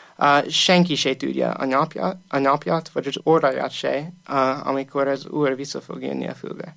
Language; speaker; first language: Hungarian; non-native, fluent; English